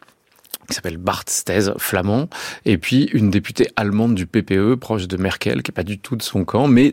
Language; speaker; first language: French; native; French